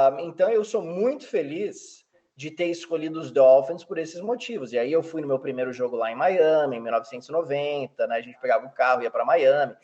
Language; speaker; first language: Portuguese; early bilingual, heritage; Portuguese